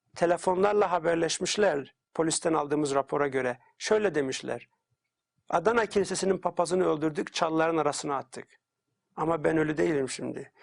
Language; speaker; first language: Turkish; native; Turkish